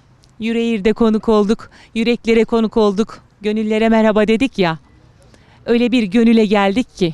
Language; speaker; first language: Turkish; native; Turkish